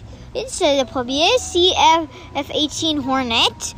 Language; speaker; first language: French; non-native, learner; English